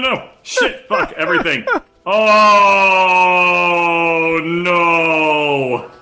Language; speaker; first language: English; native; English